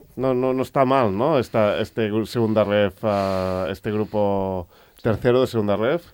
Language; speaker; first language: Spanish; non-native, local second language; Catalan